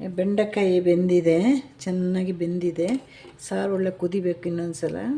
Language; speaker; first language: Kannada; non-native, local second language; Malayalam